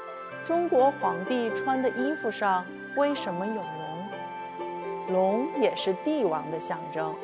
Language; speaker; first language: Chinese; native; Chinese